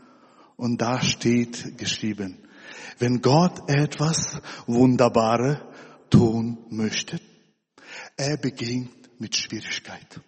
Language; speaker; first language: German; non-native, fluent; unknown